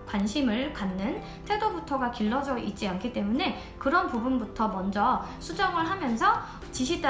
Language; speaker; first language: Korean; native; Korean